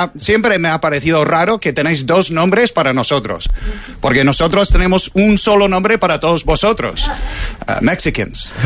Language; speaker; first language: Spanish; non-native, fluent; English